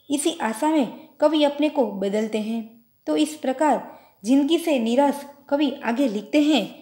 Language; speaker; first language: Hindi; non-native, local second language; Gujarati